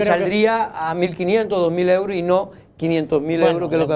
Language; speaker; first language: Spanish; native; Spanish